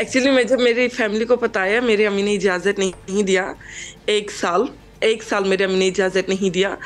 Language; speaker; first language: Hindi; non-native, fluent; Turkish